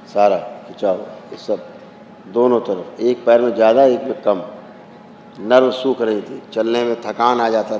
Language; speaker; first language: Hindi; native; Hindi